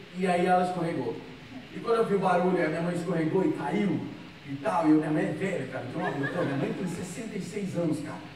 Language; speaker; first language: Portuguese; native; Portuguese